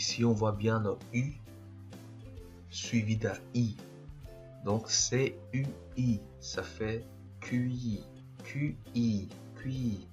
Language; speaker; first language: French; non-native, fluent; Portuguese